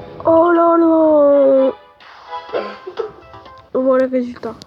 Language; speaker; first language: French; native; French